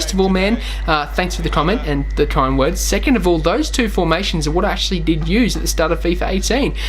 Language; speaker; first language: English; native; English